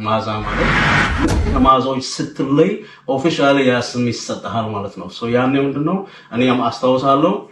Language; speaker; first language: Amharic; non-native, local second language; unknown